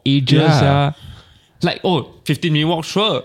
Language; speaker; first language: English; non-native, local second language; Min Nan Chinese